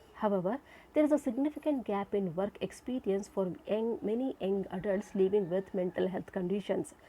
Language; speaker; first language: English; non-native, local second language; Kannada